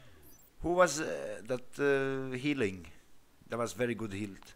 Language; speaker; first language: English; non-native, learner; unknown